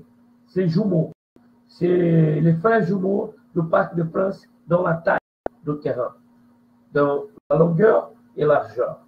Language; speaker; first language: French; non-native, fluent; Portuguese